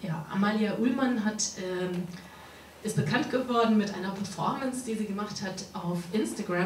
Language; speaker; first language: German; native; German